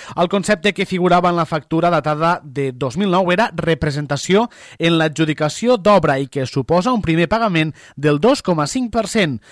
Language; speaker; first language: Catalan; native; Catalan